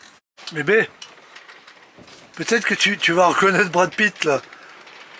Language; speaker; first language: French; native; French